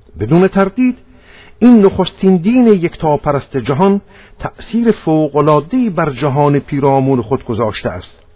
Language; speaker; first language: Persian; non-native, local second language; Armenian